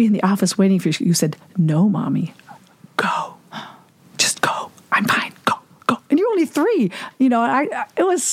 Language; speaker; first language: English; non-native, fluent; German